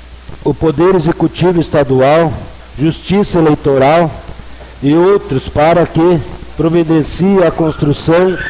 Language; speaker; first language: Portuguese; native; Portuguese